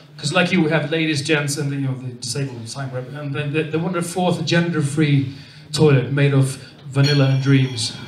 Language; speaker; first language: English; non-native, fluent; Swedish